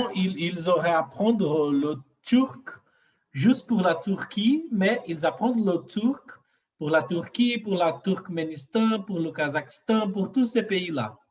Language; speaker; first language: French; non-native, fluent; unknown